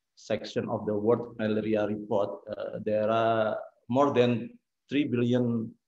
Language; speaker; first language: English; non-native, learner; Indonesian